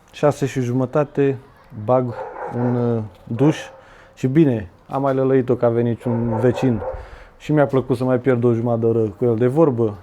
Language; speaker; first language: Romanian; native; Romanian